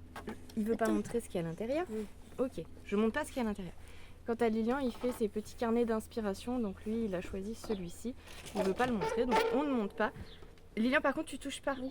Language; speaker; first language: French; native; French